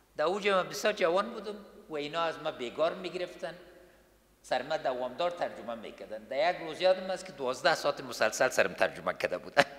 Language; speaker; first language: Persian; non-native, local second language; Pashto